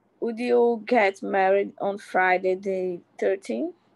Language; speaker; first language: English; non-native, learner; Portuguese